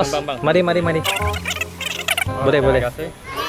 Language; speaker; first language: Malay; non-native, local second language; Chinese